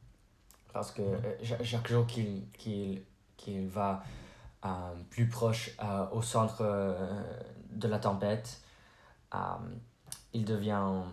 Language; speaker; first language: French; non-native, learner; English